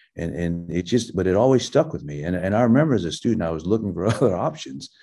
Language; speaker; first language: English; early bilingual, other home language; Min Nan Chinese